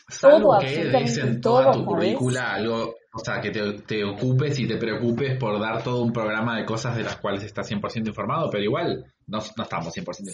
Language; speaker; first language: Spanish; native; Spanish